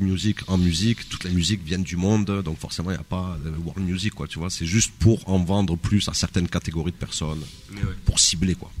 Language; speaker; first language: French; native; French